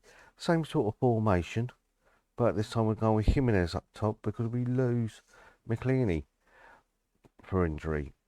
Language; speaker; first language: English; native; English